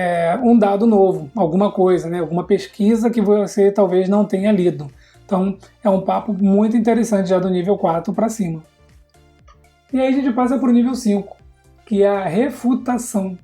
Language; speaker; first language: Portuguese; native; Portuguese